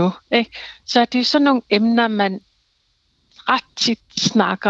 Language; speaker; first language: Danish; non-native, local second language; Kalaallisut